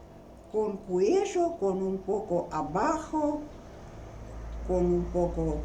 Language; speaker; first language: Spanish; non-native, learner; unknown